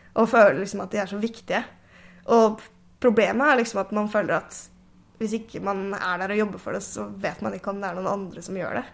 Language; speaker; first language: Norwegian; native; Norwegian